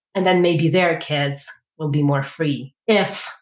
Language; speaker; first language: English; non-native, fluent; Ukrainian